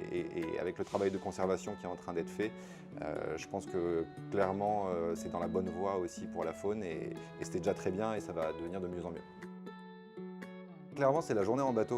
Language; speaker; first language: French; native; French